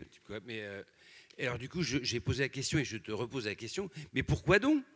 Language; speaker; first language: French; native; French